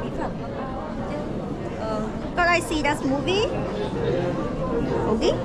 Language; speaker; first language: English; non-native, learner; Vietnamese